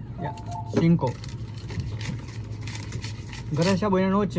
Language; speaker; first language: Spanish; non-native, learner; Gujarati